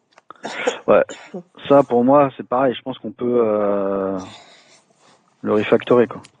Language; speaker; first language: French; native; French